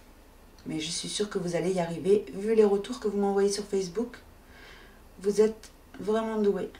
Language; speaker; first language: French; native; French